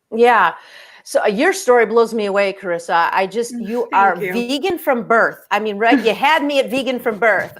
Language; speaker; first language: English; native; English